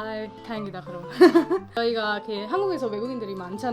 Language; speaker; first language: Korean; non-native, fluent; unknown